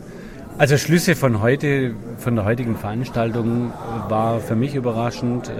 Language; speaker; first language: German; native; German